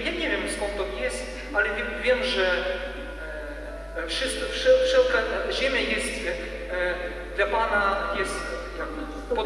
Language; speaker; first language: Polish; non-native, learner; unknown